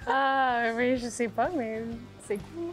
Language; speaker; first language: French; non-native, learner; English